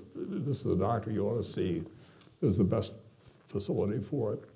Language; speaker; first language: English; native; English